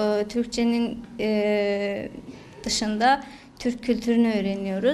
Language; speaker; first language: Turkish; non-native, fluent; Georgian